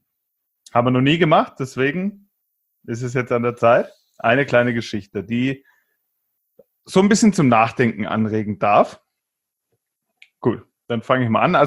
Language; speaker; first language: German; native; German